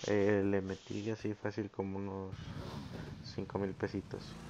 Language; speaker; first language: Spanish; native; Spanish